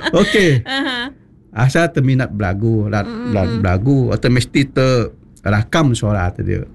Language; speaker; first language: Malay; non-native, local second language; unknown